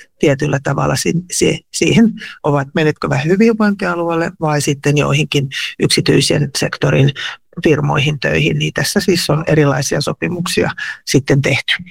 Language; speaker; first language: Finnish; native; Finnish